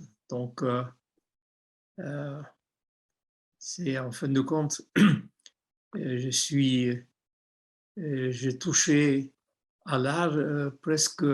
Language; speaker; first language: French; non-native, fluent; Armenian